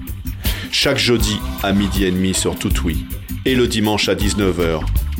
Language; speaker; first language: French; native; French